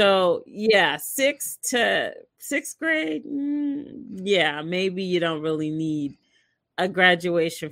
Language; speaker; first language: English; native; English